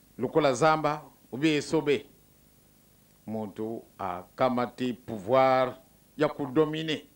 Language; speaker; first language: Lingala; non-native, local second language; Kongo